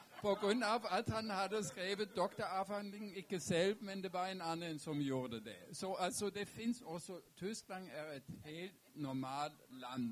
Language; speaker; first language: Norwegian; non-native, fluent; German